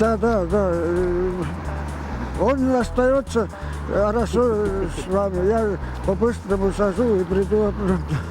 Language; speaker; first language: Russian; non-native, learner; Estonian